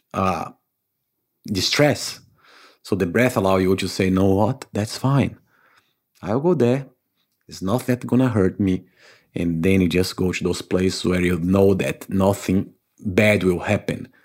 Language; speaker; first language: English; non-native, fluent; Portuguese